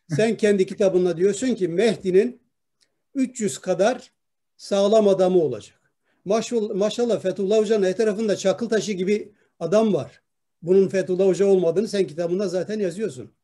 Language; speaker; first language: Turkish; non-native, local second language; Kurdish